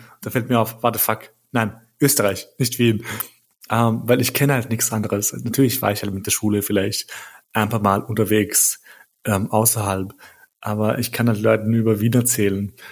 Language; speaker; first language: German; early bilingual, other home language; Albanian